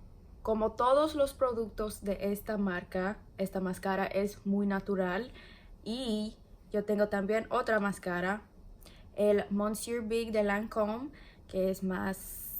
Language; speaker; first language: Spanish; early bilingual, heritage; English